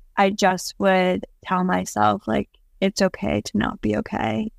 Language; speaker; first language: English; native; English